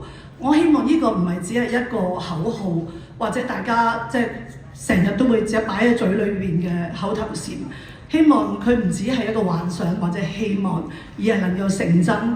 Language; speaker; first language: Cantonese; native; Cantonese